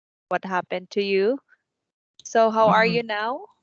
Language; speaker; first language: English; non-native, fluent; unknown